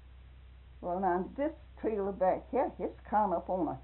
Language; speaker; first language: English; native; English